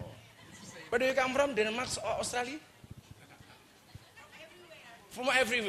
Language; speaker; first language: English; non-native, learner; Indonesian